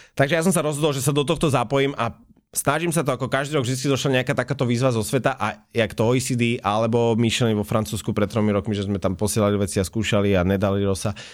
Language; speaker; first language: Slovak; native; Slovak